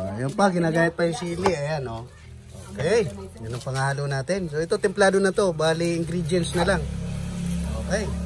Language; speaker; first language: Filipino; non-native, local second language; Bikol